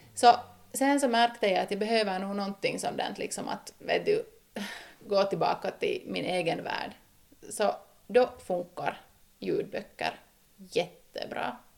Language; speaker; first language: Swedish; native; Swedish